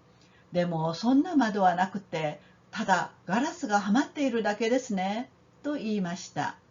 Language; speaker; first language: Japanese; non-native, fluent; Korean